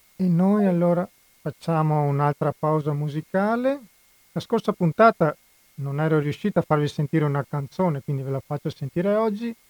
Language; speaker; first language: Italian; native; Italian